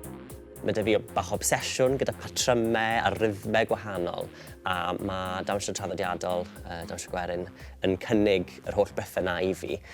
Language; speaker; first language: Welsh; native; Welsh